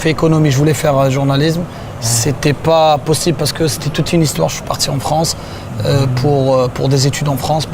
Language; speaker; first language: French; non-native, local second language; Arabic